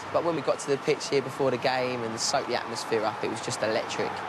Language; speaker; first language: English; native; English